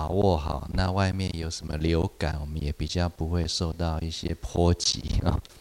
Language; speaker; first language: Chinese; native; Chinese